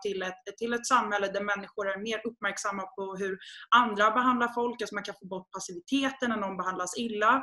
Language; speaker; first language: Swedish; native; Swedish